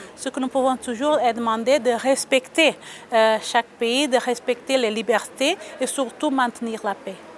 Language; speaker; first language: French; non-native, fluent; Portuguese